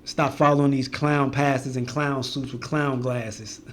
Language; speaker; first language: English; native; English